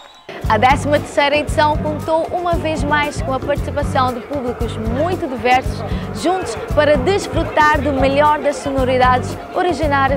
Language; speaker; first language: Portuguese; non-native, local second language; Kabuverdianu